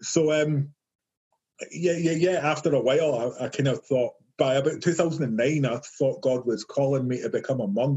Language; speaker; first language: English; native; English